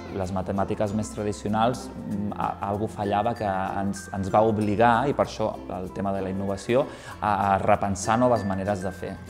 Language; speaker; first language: Catalan; native; Catalan